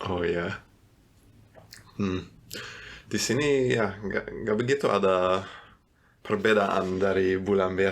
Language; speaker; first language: Indonesian; non-native, fluent; German